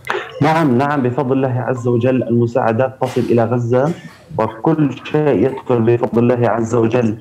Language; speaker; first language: Arabic; native; Arabic